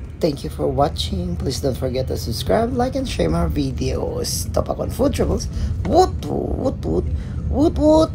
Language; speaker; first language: English; non-native, learner; Filipino